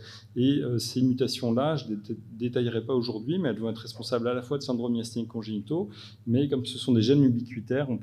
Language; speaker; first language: French; native; French